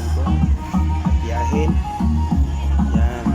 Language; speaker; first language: Filipino; non-native, local second language; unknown